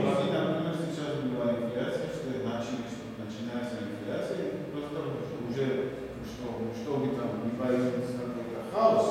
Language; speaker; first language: Russian; non-native, fluent; Georgian